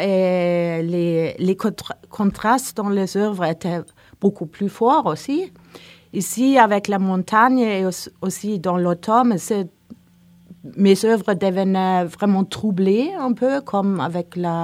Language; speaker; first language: French; non-native, learner; Norwegian